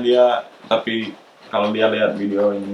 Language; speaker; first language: Indonesian; non-native, local second language; English